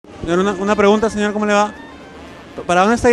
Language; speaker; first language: Spanish; native; Spanish